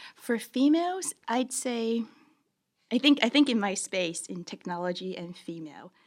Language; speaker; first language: English; early bilingual, other home language; Chinese